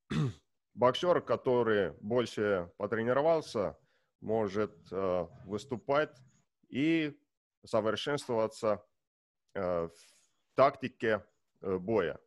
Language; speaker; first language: Russian; non-native, learner; Estonian